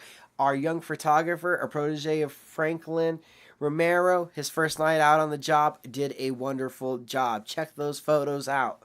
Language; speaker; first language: English; native; English